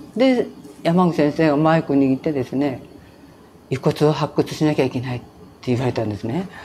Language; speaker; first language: Japanese; native; Japanese